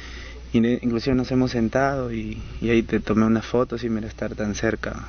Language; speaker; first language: Spanish; native; Spanish